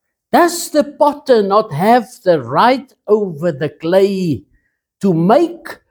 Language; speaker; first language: English; non-native, local second language; Afrikaans